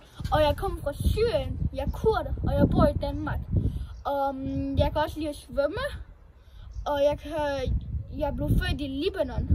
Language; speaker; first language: Danish; early bilingual, other home language; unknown